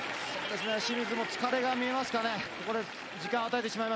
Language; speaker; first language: Japanese; native; Japanese